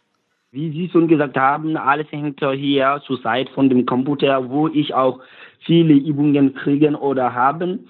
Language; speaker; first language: German; non-native, learner; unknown